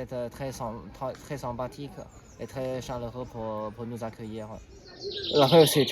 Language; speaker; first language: French; non-native, learner; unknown